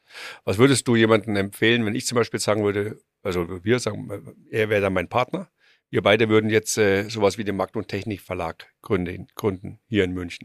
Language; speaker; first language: German; native; German